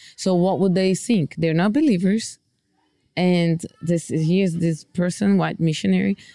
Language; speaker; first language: English; non-native, fluent; Portuguese